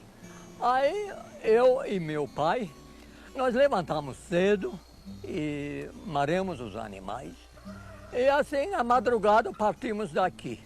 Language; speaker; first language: Portuguese; non-native, local second language; Low German